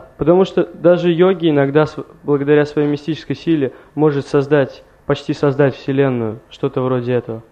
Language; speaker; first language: Russian; native; Russian